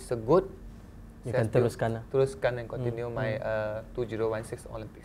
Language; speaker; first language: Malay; non-native, local second language; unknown